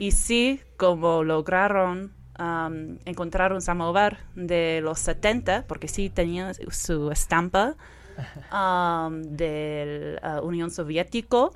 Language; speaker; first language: Spanish; non-native, fluent; English